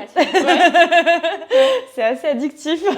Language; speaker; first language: French; native; French